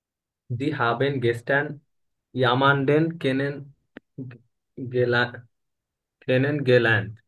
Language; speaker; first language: German; non-native, learner; Bangla